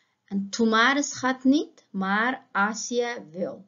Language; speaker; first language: Dutch; non-native, fluent; Uyghur